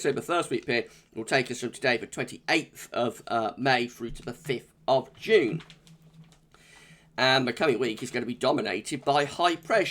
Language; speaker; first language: English; native; English